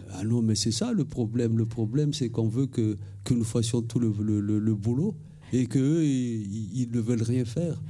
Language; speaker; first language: French; non-native, local second language; Malagasy